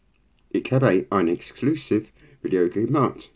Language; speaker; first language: German; non-native, learner; English